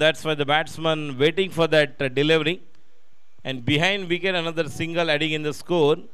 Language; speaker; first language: English; non-native, local second language; Marathi